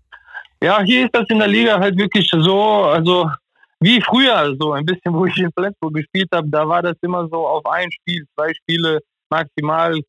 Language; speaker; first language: German; non-native, fluent; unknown